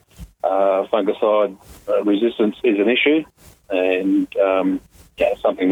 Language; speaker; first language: English; native; English